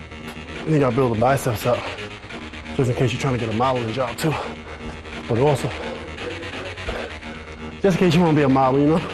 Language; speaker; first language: English; native; English